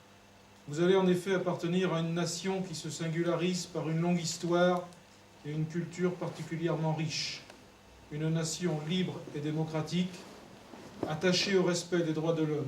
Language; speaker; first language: French; native; French